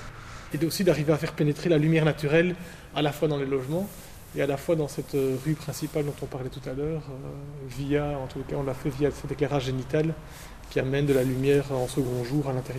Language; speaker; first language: French; native; French